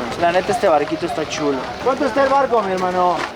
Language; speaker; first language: Spanish; native; Spanish